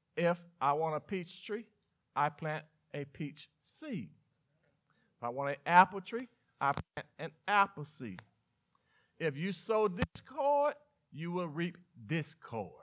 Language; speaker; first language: English; native; English